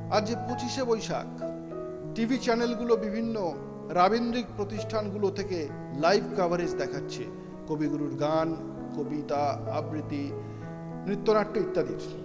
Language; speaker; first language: Bangla; native; Bangla